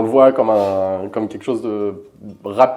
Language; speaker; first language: French; native; French